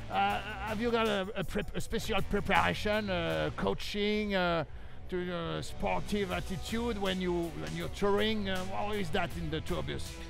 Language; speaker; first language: English; non-native, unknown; French